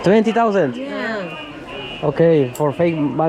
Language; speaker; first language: English; non-native, learner; Slovak